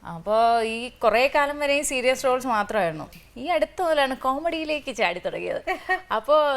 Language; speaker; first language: Malayalam; native; Malayalam